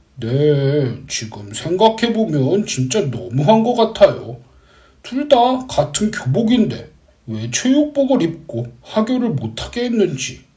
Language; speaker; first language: Korean; native; Korean